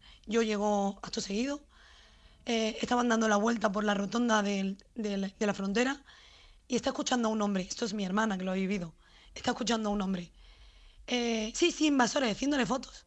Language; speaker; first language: Spanish; native; Spanish